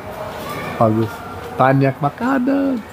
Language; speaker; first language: Indonesian; non-native, fluent; English